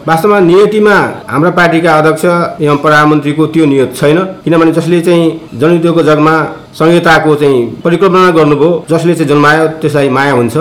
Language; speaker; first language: Nepali; non-native, local second language; Bhojpuri